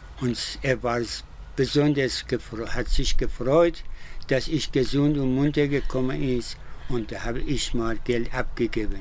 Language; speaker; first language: German; non-native, learner; Persian